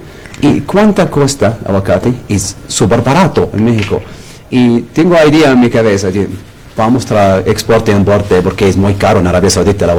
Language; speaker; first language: Spanish; non-native, learner; Arabic